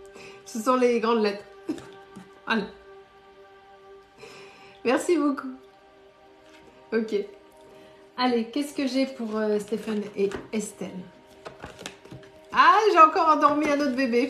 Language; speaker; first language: French; native; French